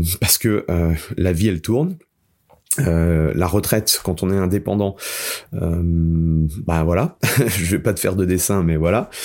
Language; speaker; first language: French; native; French